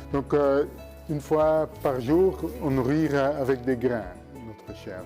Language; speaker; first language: French; non-native, learner; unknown